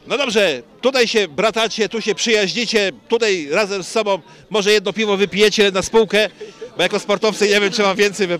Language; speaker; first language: Polish; native; Polish